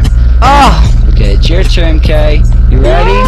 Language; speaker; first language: English; native; English